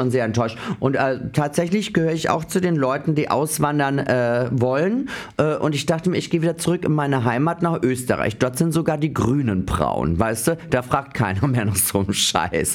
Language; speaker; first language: German; native; German